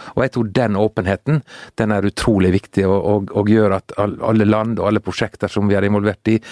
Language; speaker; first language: Norwegian; native; Norwegian